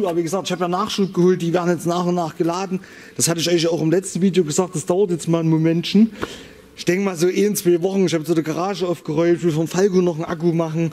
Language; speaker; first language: German; native; German